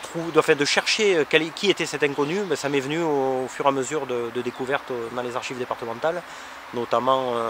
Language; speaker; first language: French; native; French